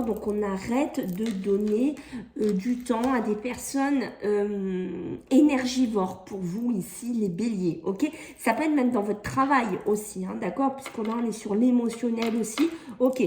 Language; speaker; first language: French; native; French